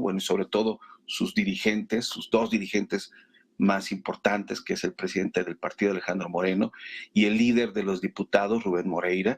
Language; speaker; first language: Spanish; native; Spanish